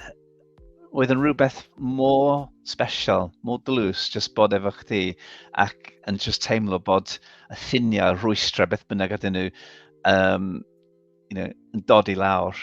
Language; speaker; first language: Welsh; non-native, fluent; English